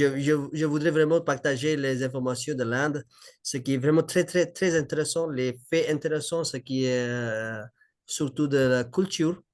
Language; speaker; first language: French; non-native, learner; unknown